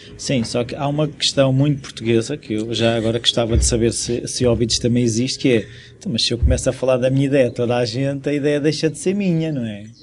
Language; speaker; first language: Portuguese; native; Portuguese